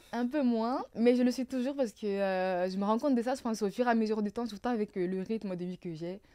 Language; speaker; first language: French; early bilingual, other home language; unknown